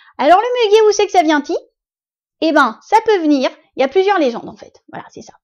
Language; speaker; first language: French; native; French